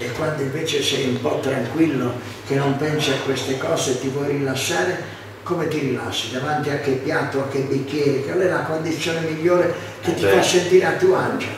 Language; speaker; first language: Italian; native; Italian